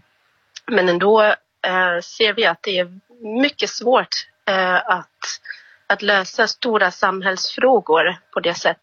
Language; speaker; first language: Swedish; non-native, fluent; German